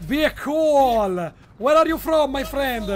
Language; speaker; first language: English; non-native, learner; Italian